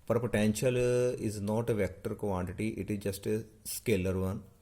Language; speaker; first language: English; non-native, local second language; Punjabi